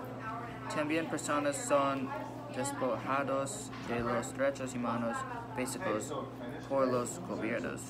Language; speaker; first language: Spanish; non-native, learner; English